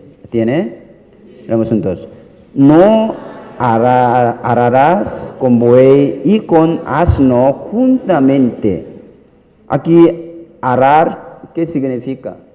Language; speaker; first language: Spanish; non-native, learner; Korean